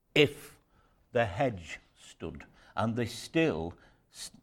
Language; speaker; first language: English; native; English